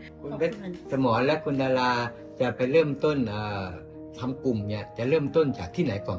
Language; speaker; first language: Thai; native; Thai